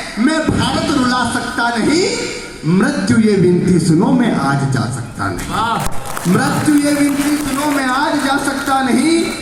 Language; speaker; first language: Hindi; native; Hindi